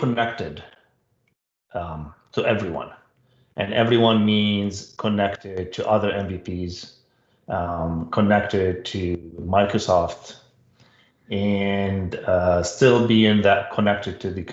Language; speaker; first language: English; non-native, fluent; Arabic